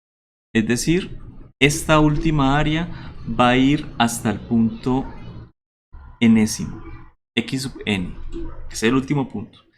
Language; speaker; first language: Spanish; native; Spanish